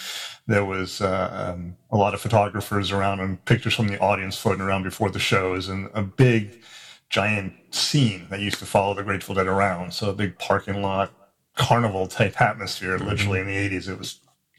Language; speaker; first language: English; native; English